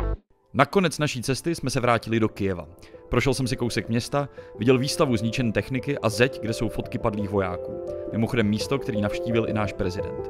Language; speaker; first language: Czech; native; Czech